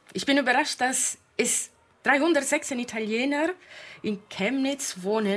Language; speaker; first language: German; non-native, fluent; Italian